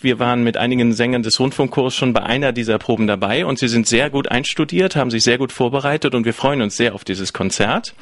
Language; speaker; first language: German; native; German